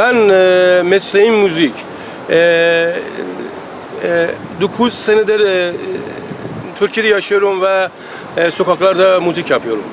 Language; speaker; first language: Turkish; non-native, learner; Persian